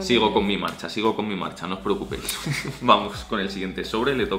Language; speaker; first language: Spanish; native; Spanish